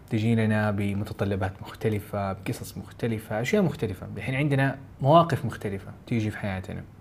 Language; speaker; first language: Arabic; native; Arabic